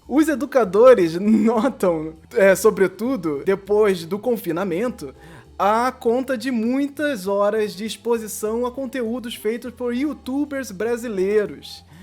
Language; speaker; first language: Portuguese; native; Portuguese